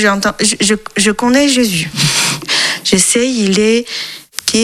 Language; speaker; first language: French; non-native, learner; Chinese